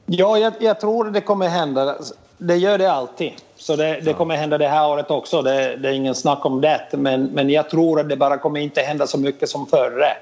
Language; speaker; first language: Swedish; non-native, fluent; Finnish